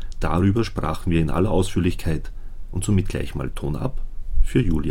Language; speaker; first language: German; native; German